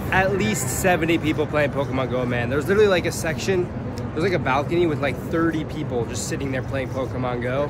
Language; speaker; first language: English; native; English